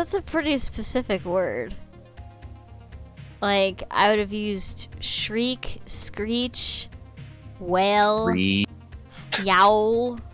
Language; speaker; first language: English; native; English